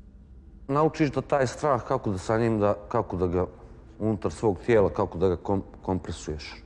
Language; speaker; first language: Croatian; native; Croatian